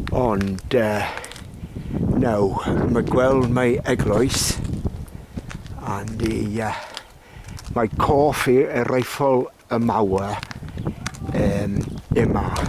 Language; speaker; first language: Welsh; non-native, learner; English